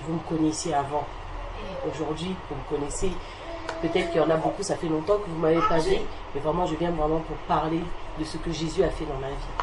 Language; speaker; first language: French; native; French